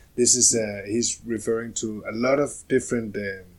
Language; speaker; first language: English; non-native, fluent; Danish